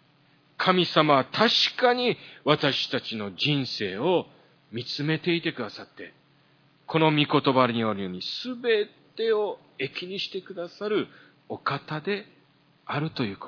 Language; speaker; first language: Japanese; early bilingual, heritage; Japanese